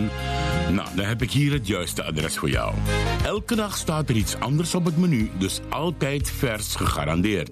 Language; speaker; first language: Dutch; native; Dutch